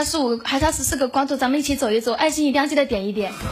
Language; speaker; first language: Chinese; native; Chinese